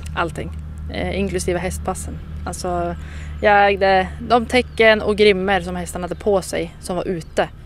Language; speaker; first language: Swedish; native; Swedish